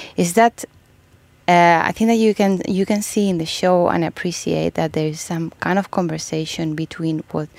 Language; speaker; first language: English; non-native, fluent; Spanish